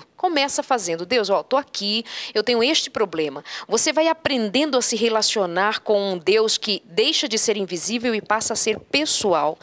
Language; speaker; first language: Portuguese; native; Portuguese